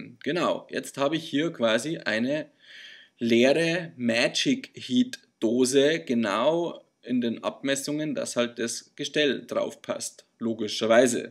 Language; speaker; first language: German; native; German